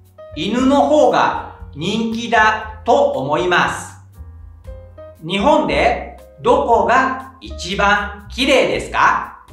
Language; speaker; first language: Japanese; non-native, fluent; Indonesian